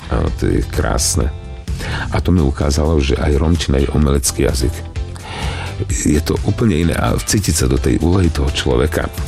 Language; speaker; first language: Slovak; non-native, local second language; Romany